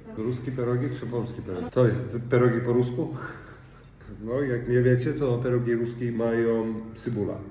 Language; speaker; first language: Polish; non-native, learner; Icelandic